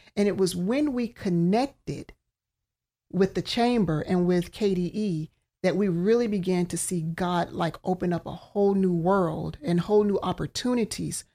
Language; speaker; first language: English; native; English